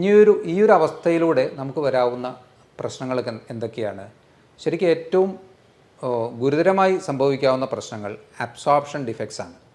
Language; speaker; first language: Malayalam; native; Malayalam